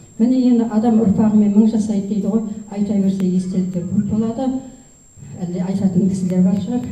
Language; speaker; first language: Kazakh; native; Kazakh